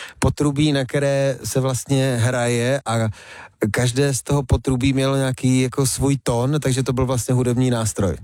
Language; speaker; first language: Czech; early bilingual, other home language; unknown